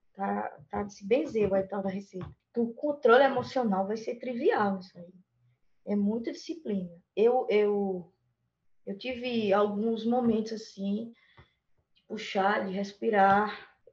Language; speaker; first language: Portuguese; native; Portuguese